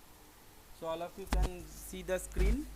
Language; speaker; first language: English; non-native, local second language; Bangla